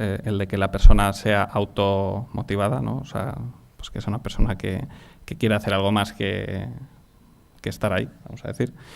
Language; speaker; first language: Spanish; native; Spanish